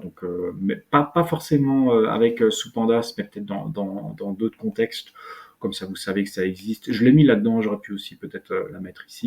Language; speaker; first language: French; native; French